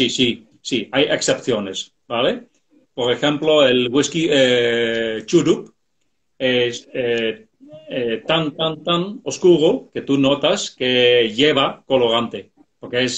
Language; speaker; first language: Spanish; non-native, fluent; Dutch